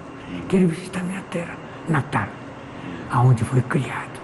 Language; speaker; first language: Portuguese; non-native, fluent; Korean